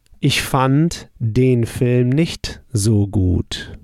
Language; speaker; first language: German; non-native, fluent; English